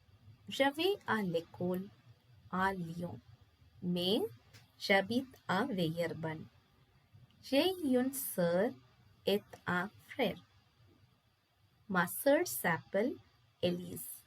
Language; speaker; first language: French; non-native, fluent; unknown